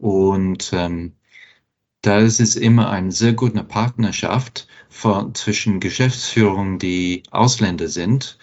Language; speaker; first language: German; non-native, fluent; English